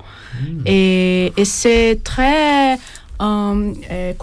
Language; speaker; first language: French; non-native, fluent; Portuguese